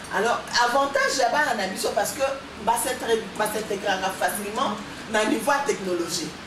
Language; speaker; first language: French; non-native, local second language; Lingala